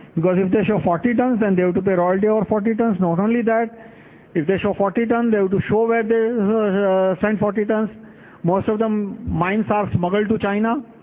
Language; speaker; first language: English; non-native, local second language; Gujarati